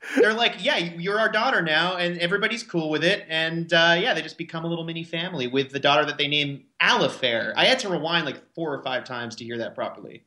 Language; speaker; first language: English; native; English